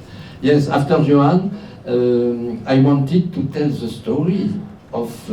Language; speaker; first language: English; non-native, fluent; French